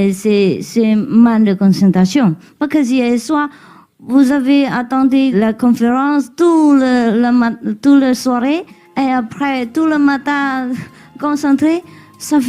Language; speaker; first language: French; non-native, fluent; Vietnamese